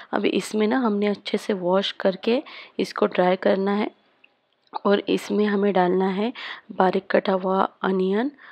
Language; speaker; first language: Hindi; native; Hindi